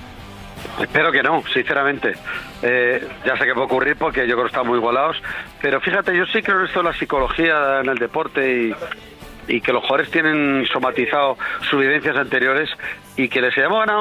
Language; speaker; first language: Spanish; native; Spanish